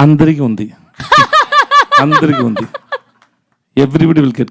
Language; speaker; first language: Telugu; non-native, learner; Tamil